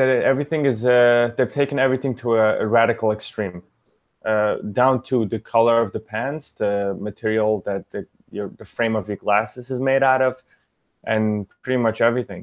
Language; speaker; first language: English; early bilingual, other home language; Yiddish